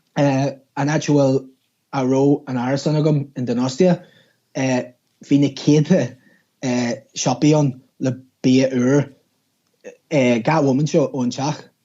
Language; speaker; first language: Irish; non-native, local second language; English